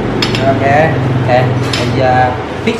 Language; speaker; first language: English; non-native, local second language; Vietnamese